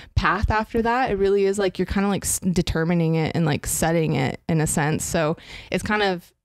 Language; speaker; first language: English; native; English